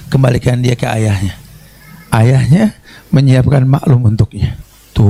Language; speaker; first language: Indonesian; native; Indonesian